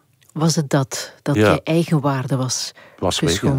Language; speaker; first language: Dutch; native; Dutch